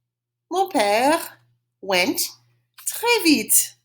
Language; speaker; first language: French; non-native, fluent; English